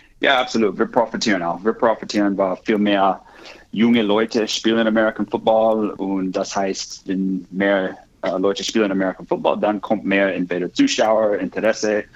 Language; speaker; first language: German; non-native, learner; English